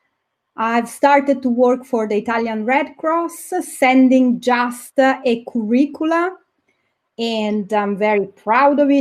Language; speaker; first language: English; non-native, fluent; Italian